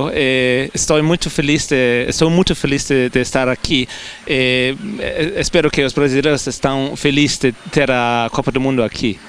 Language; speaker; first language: Portuguese; non-native, fluent; German